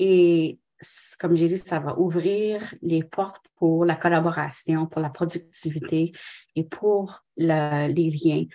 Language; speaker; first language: French; non-native, local second language; English